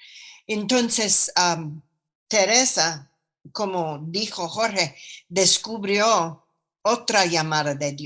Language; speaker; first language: Spanish; non-native, fluent; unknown